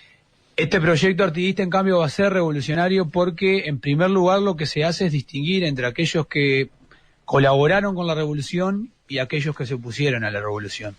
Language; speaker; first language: Spanish; native; Spanish